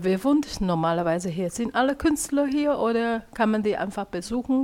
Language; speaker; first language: German; non-native, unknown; Chinese